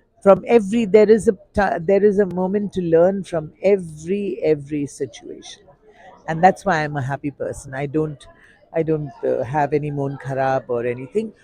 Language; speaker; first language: English; non-native, local second language; Tamil